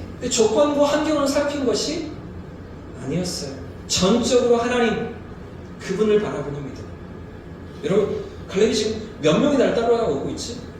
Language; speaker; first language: Korean; native; Korean